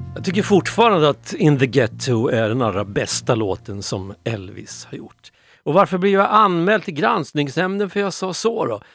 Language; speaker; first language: Swedish; native; Swedish